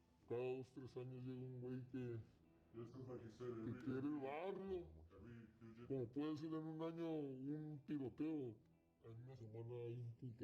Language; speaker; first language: Spanish; native; Spanish